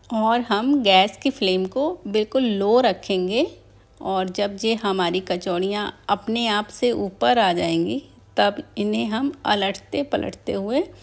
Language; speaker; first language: Hindi; native; Hindi